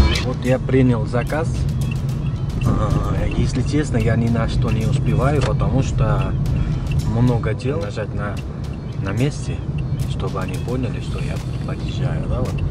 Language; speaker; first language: Russian; non-native, local second language; Uzbek